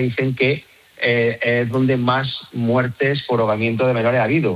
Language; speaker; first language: Spanish; native; Spanish